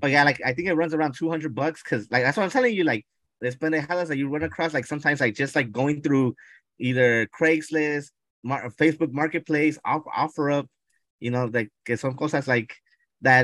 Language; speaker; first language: English; early bilingual, other home language; Spanish